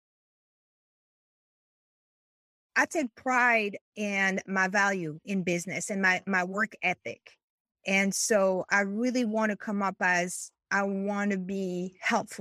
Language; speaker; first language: English; non-native, fluent; French